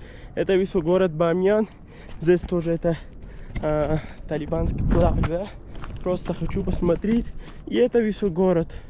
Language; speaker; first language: Russian; non-native, learner; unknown